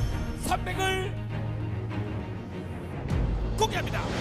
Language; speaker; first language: Korean; native; Korean